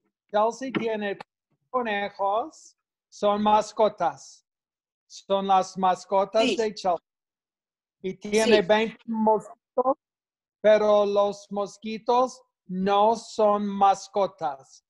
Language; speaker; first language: Spanish; non-native, fluent; English